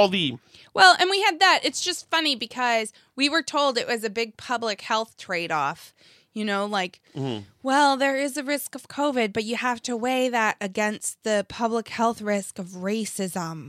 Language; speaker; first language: English; native; English